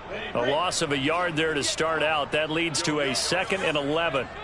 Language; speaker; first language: English; native; English